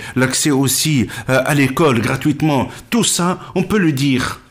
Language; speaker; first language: French; non-native, local second language; Arabic